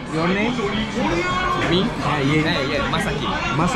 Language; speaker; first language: English; non-native, learner; Japanese